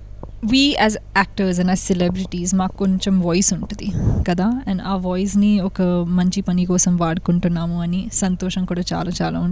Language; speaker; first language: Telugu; non-native, local second language; Hindi